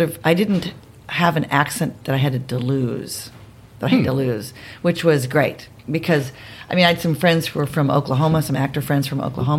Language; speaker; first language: English; native; English